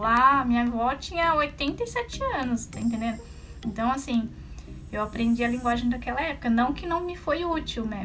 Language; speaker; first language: Portuguese; non-native, local second language; Japanese